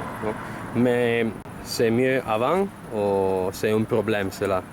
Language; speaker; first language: French; non-native, learner; Italian